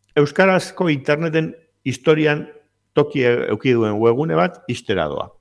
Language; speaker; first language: Basque; native; Basque